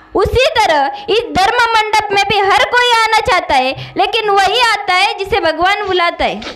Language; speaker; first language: Hindi; non-native, local second language; Marathi